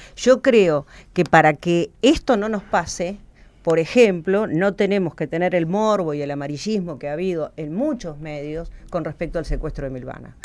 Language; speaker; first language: Spanish; native; Spanish